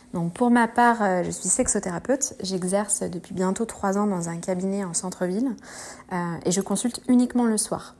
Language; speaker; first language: French; native; French